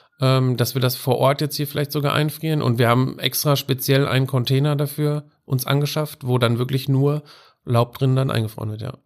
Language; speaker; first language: German; native; German